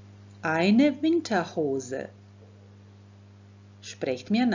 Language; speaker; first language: German; non-native, fluent; Croatian